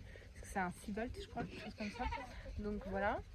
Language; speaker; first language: French; native; French